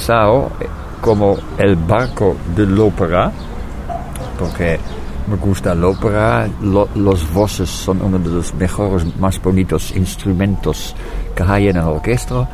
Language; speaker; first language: Spanish; non-native, fluent; Dutch